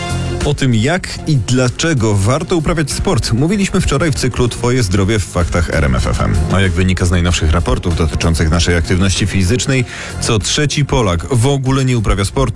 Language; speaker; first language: Polish; native; Polish